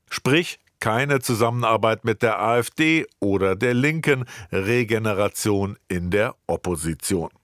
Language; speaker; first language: German; native; German